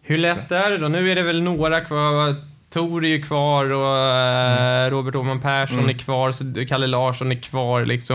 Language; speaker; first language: Swedish; native; Swedish